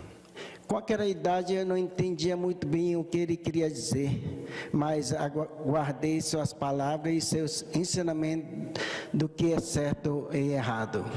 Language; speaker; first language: Portuguese; early bilingual, other home language; Japanese